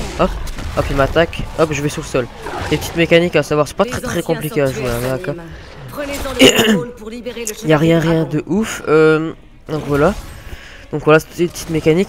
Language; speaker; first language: French; native; French